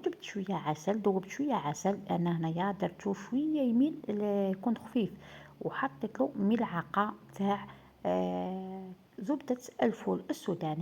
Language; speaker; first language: Arabic; native; Arabic